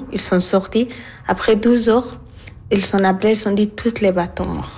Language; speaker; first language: French; non-native, learner; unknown